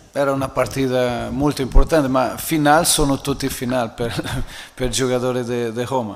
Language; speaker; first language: Italian; non-native, fluent; Portuguese